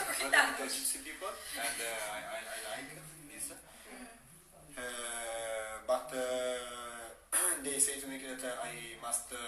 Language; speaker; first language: English; non-native, learner; Italian